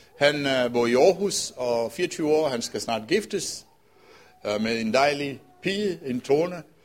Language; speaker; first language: Danish; non-native, fluent; Tamil